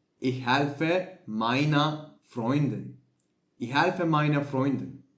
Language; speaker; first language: German; non-native, fluent; Turkish